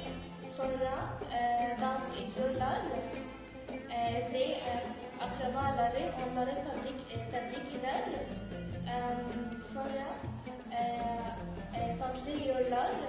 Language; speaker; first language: Turkish; non-native, learner; Arabic